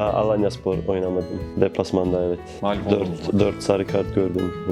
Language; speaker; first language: Turkish; non-native, fluent; Bosnian